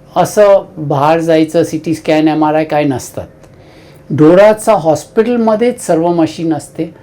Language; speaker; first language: Marathi; non-native, local second language; Hindi